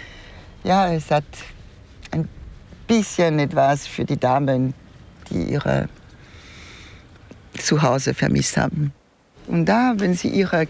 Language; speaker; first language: German; non-native, fluent; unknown